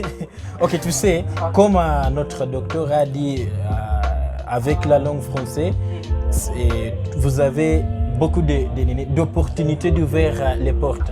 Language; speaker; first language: French; non-native, learner; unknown